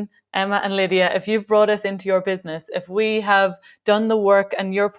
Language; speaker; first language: English; native; English